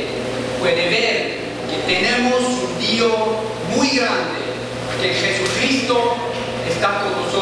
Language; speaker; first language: Spanish; non-native, learner; German